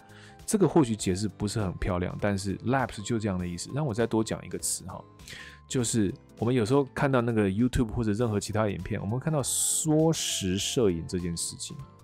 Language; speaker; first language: Chinese; native; Chinese